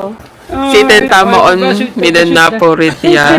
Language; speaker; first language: Finnish; non-native, learner; Filipino